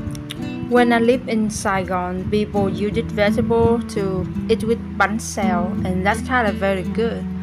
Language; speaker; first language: English; non-native, learner; Vietnamese